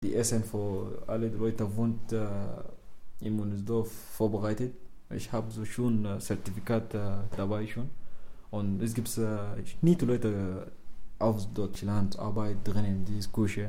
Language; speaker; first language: German; non-native, learner; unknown